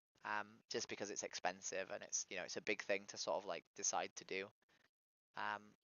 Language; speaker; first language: English; native; English